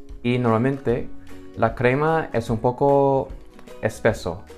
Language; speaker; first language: Spanish; non-native, fluent; English